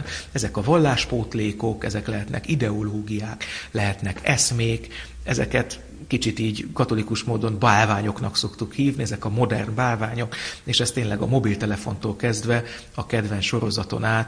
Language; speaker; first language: Hungarian; native; Hungarian